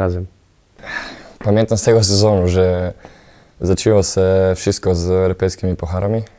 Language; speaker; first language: Polish; non-native, fluent; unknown